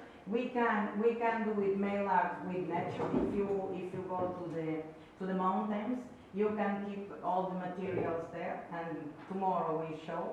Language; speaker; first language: English; non-native, learner; Portuguese